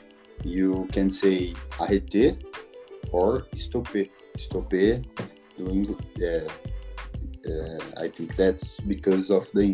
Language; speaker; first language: English; non-native, learner; Portuguese